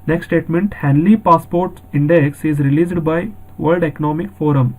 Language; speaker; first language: English; non-native, local second language; Kannada